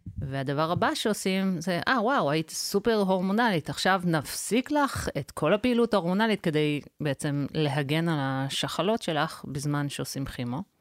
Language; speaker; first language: Hebrew; early bilingual, other home language; English